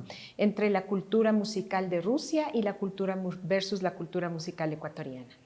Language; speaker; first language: Spanish; native; Spanish